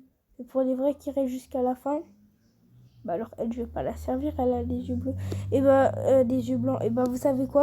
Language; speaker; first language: French; native; French